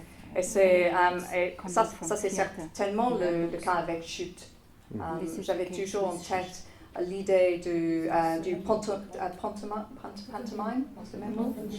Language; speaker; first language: French; non-native, fluent; English